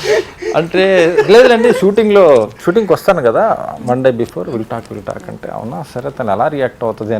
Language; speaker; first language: Telugu; native; Telugu